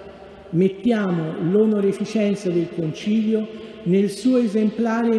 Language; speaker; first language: Italian; native; Italian